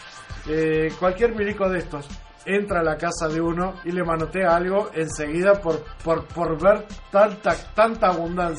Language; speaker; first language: Spanish; native; Spanish